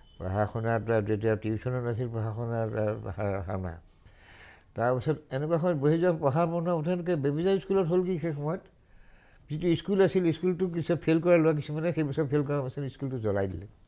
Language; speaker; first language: Assamese; native; Assamese